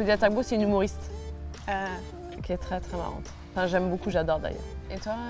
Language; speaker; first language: French; native; French